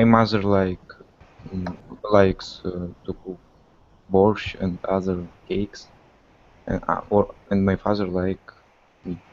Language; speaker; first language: English; non-native, learner; Russian